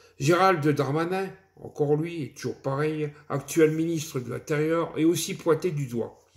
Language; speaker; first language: French; native; French